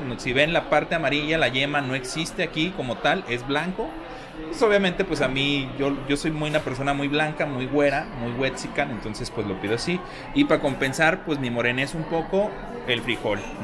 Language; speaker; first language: Spanish; native; Spanish